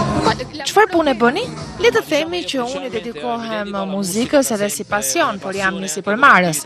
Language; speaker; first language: Albanian; native; Albanian